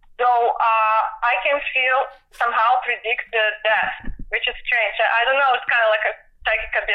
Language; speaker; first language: English; non-native, fluent; Russian